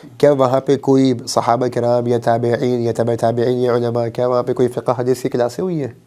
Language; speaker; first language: Urdu; early bilingual, heritage; Urdu